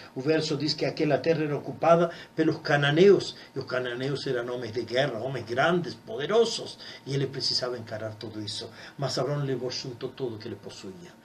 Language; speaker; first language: Portuguese; non-native, fluent; Spanish